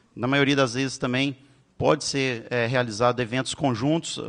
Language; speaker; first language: Portuguese; native; Portuguese